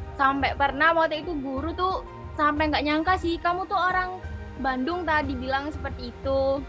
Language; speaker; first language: Indonesian; non-native, local second language; Madurese